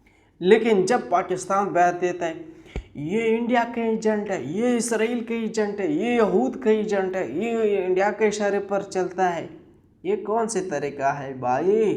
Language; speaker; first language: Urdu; non-native, learner; Pashto